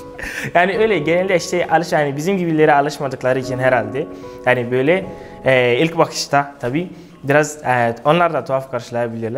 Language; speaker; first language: Turkish; non-native, fluent; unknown